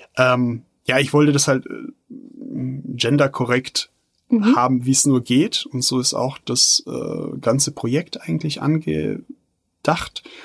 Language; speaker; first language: German; non-native, fluent; Bosnian